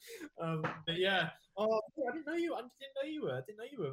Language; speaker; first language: English; native; English